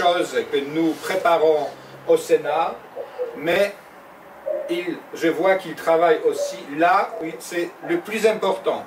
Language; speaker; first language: French; non-native, fluent; Polish